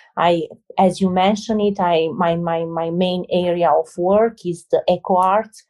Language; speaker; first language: English; non-native, fluent; Romanian